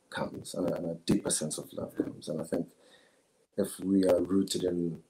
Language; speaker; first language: English; non-native, local second language; Zulu